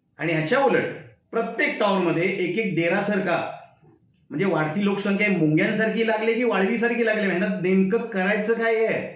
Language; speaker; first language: Marathi; native; Marathi